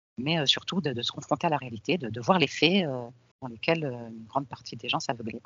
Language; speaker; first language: French; early bilingual, other home language; Arabic